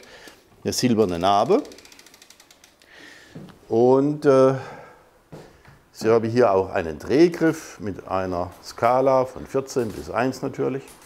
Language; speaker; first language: German; native; German